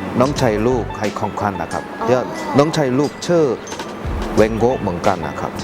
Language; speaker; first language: Thai; non-native, learner; Korean